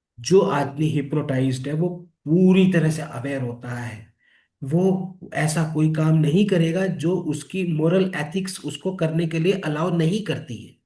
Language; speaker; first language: Hindi; native; Hindi